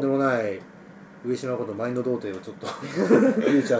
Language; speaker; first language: Japanese; native; Japanese